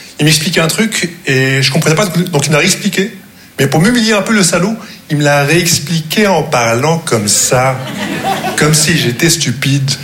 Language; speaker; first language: French; non-native, local second language; Arabic